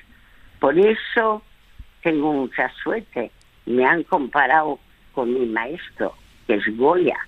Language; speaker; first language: Spanish; early bilingual, other home language; French